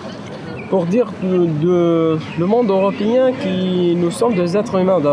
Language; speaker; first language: French; non-native, local second language; Arabic